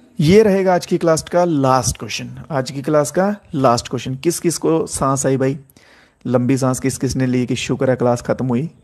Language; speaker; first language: Hindi; native; Hindi